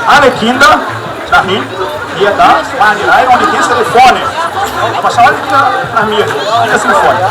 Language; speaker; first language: German; non-native, learner; Portuguese